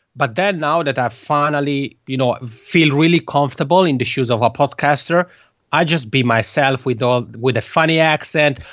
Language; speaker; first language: English; non-native, fluent; Italian